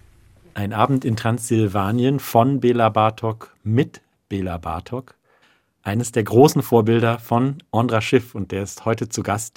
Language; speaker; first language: German; native; German